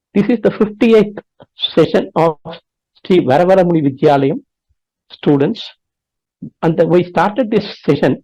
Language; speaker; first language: English; non-native, local second language; Tamil